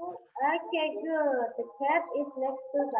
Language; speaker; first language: English; non-native, fluent; Indonesian